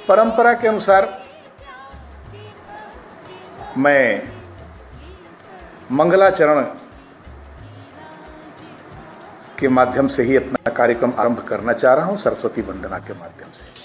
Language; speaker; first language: Hindi; native; Hindi